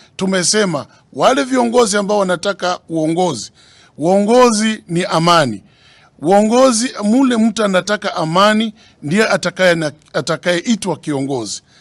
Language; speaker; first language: Swahili; native; Swahili